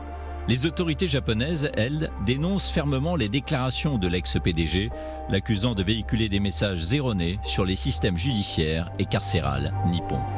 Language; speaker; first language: French; native; French